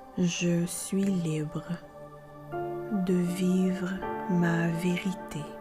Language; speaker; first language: French; native; French